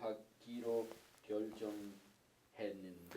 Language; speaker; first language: Korean; non-native, learner; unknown